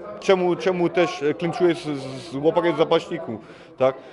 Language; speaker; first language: Polish; early bilingual, heritage; Polish